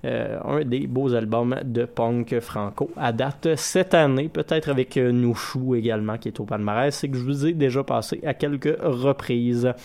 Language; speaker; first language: French; native; French